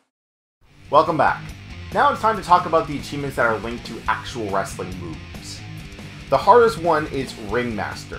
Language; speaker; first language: English; native; English